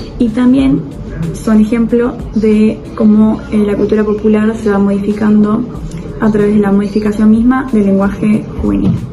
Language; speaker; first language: Spanish; native; Spanish